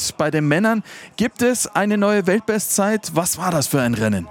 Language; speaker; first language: German; native; German